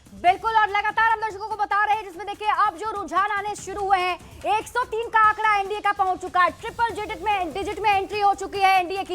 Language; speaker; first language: Hindi; native; Hindi